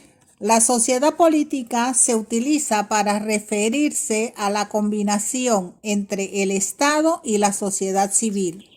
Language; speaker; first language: Spanish; native; Spanish